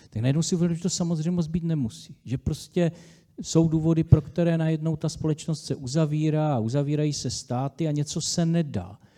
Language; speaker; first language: Czech; native; Czech